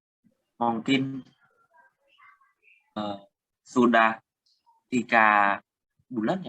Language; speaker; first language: Indonesian; non-native, learner; Khmer